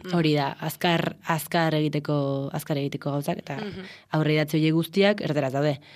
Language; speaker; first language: Basque; native; Basque